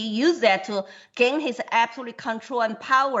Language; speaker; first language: English; non-native, fluent; Chinese